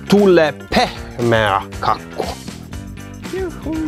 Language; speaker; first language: Finnish; non-native, learner; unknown